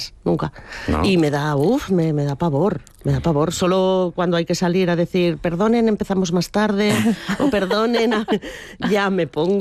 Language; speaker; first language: Spanish; native; Spanish